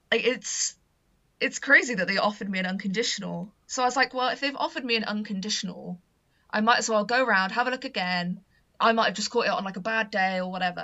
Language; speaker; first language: English; native; English